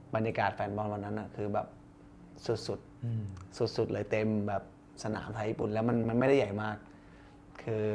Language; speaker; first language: Thai; early bilingual, other home language; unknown